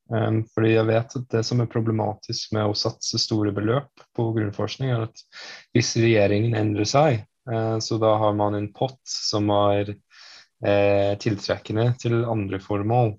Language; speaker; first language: Norwegian; non-native, fluent; English